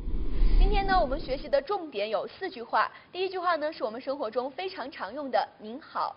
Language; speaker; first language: Chinese; native; Chinese